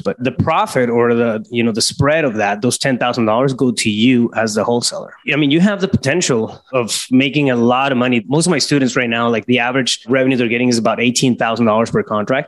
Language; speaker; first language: English; native; English